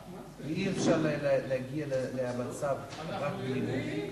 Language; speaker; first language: Hebrew; non-native, fluent; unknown